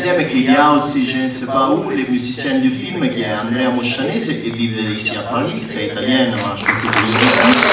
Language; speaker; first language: French; non-native, learner; Italian